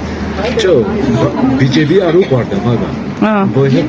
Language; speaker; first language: Georgian; early bilingual, heritage; Georgian